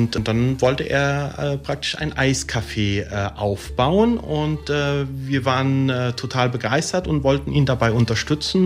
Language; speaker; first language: German; early bilingual, other home language; Italian